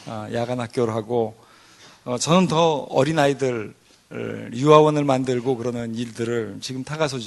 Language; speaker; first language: Korean; native; Korean